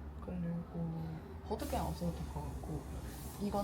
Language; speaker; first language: Korean; non-native, fluent; Chinese